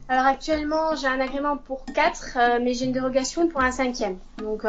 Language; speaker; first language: French; native; French